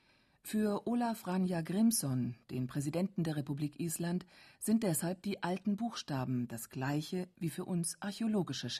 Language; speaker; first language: German; native; German